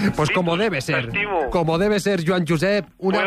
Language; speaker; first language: Spanish; native; Spanish